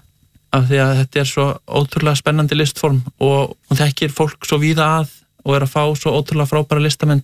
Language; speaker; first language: Icelandic; native; Icelandic